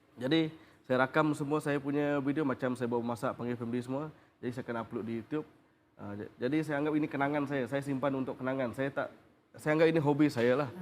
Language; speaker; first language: Malay; non-native, local second language; Iban